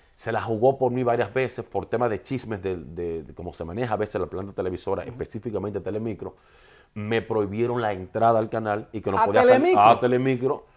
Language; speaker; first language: Spanish; native; Spanish